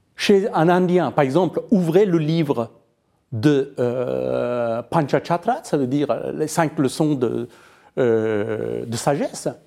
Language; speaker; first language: French; non-native, fluent; Persian